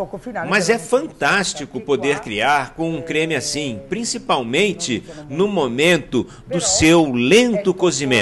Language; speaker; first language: Portuguese; non-native, fluent; Italian